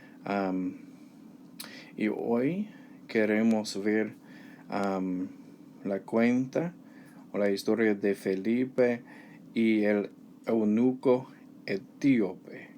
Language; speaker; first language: Spanish; non-native, learner; English